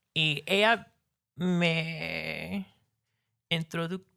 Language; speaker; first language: Spanish; early bilingual, heritage; Spanish